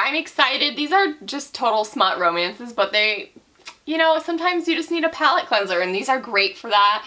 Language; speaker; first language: English; native; English